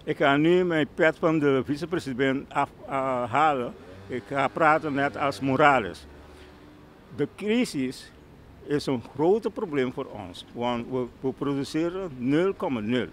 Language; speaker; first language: Dutch; non-native, local second language; Papiamento